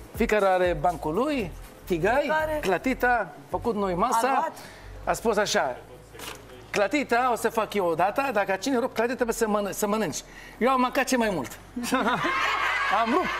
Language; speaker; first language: Romanian; non-native, learner; Hebrew